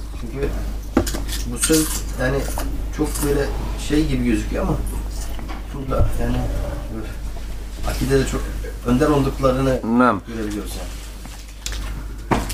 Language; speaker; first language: Turkish; early bilingual, heritage; Turkish